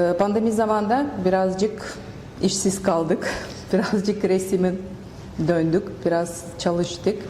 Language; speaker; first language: Turkish; non-native, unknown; Russian